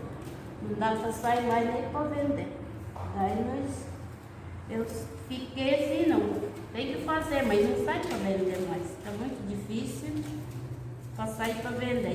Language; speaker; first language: Portuguese; non-native, local second language; Guarani